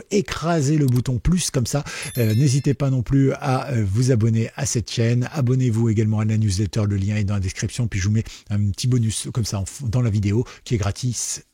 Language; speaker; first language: French; native; French